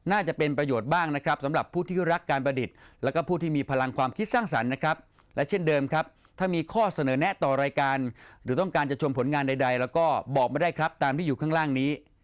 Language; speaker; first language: Thai; native; Thai